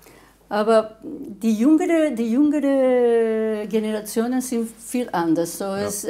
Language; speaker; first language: German; non-native, fluent; Spanish